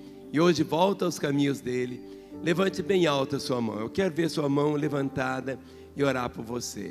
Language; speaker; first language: Portuguese; native; Portuguese